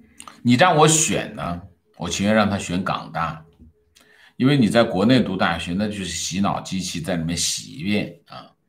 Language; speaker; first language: Chinese; native; Chinese